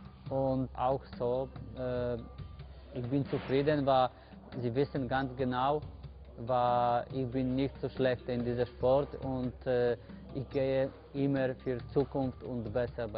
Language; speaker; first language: German; non-native, learner; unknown